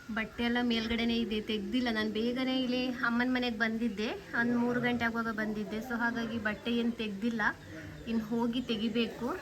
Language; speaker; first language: Kannada; native; Kannada